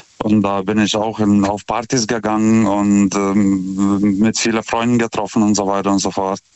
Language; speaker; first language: German; non-native, fluent; Lithuanian